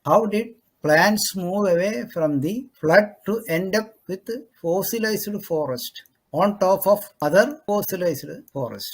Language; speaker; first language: English; non-native, local second language; Malayalam